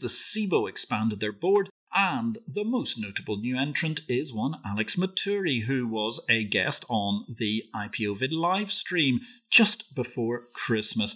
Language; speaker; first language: English; native; English